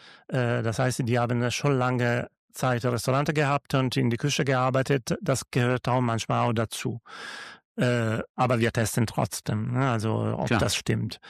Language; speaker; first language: German; non-native, learner; Italian